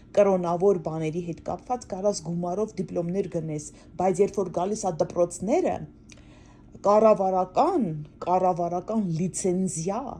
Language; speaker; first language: Armenian; native; Armenian